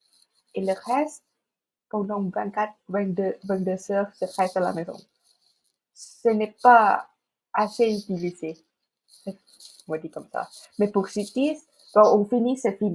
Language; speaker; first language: French; non-native, fluent; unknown